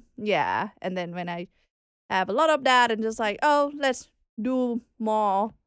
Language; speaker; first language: English; non-native, learner; Thai